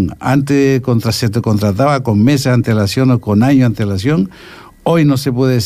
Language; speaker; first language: Spanish; native; Spanish